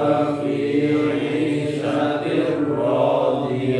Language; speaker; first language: Arabic; non-native, learner; Indonesian